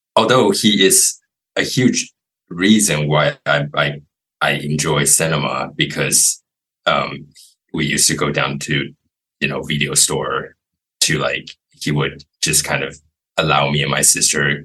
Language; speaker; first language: English; non-native, fluent; Chinese